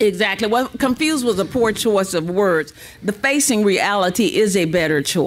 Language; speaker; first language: English; native; English